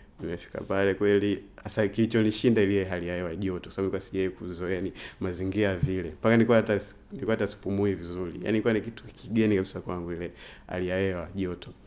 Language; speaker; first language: Swahili; native; Swahili